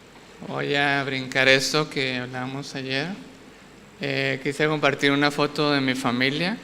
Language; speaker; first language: Spanish; native; Spanish